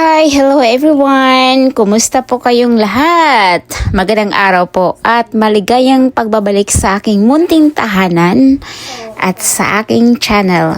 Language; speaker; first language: Filipino; non-native, local second language; Cebuano